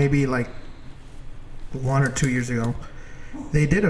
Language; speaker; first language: English; non-native, fluent; Spanish